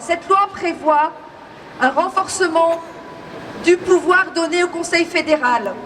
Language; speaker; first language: French; native; French